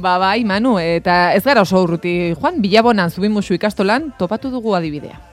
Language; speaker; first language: Basque; native; Basque